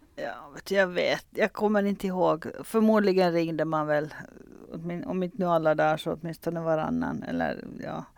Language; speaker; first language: Swedish; native; Swedish